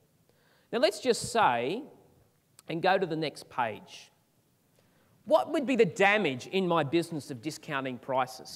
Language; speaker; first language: English; native; English